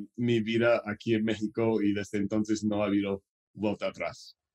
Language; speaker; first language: Spanish; non-native, fluent; English